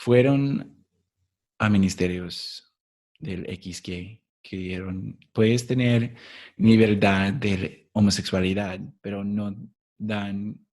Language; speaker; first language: Spanish; non-native, fluent; English